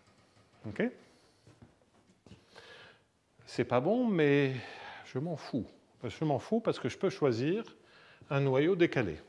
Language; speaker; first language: French; native; French